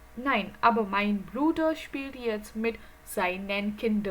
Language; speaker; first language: German; non-native, fluent; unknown